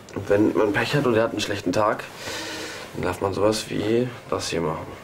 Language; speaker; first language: German; native; German